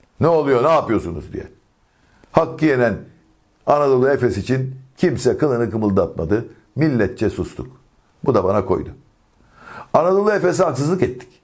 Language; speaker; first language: Turkish; native; Turkish